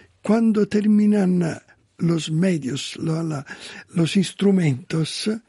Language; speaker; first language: Spanish; non-native, learner; Italian